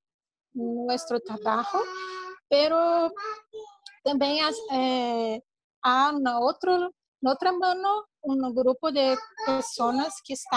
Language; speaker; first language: Spanish; non-native, fluent; Portuguese